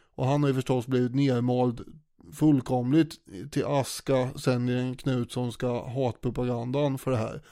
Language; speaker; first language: Swedish; native; Swedish